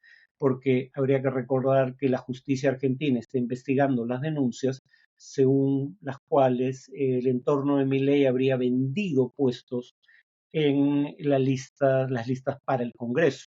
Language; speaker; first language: Spanish; native; Spanish